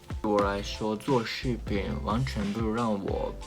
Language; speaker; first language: Chinese; non-native, learner; Japanese